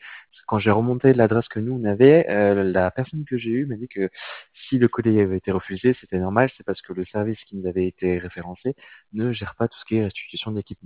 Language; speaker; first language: French; native; French